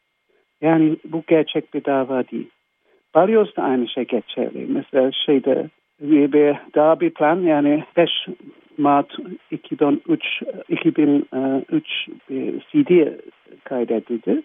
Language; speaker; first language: Turkish; non-native, fluent; English